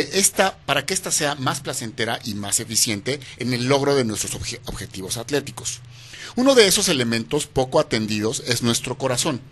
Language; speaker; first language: Spanish; native; Spanish